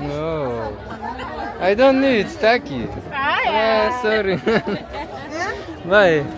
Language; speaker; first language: English; non-native, learner; French